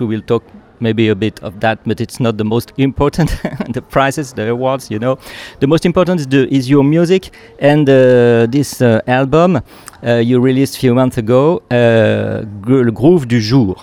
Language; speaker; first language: English; non-native, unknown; French